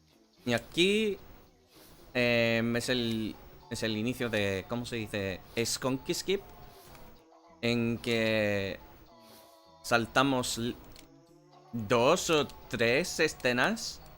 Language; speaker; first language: Spanish; non-native, learner; English